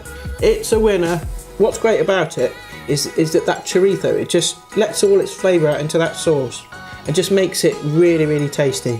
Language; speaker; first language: English; native; English